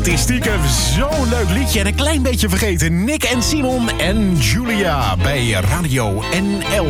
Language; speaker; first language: Dutch; native; Dutch